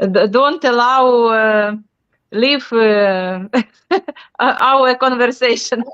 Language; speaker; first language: English; non-native, learner; Ukrainian